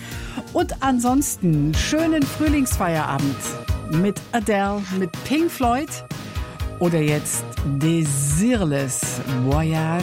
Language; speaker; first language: German; native; German